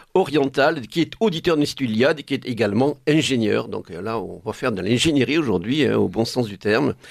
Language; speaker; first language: French; native; French